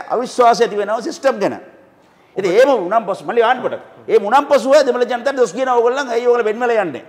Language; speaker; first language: Sinhala; non-native, local second language; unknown